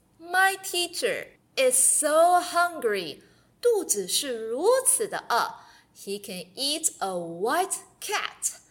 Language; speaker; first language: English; non-native, fluent; Chinese